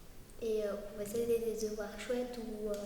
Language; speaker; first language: French; native; French